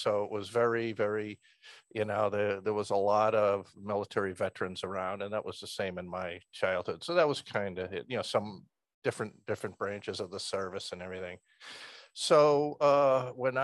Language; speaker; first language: English; native; English